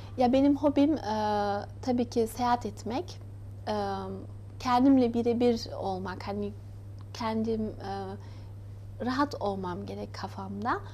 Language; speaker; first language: Turkish; early bilingual, heritage; Turkish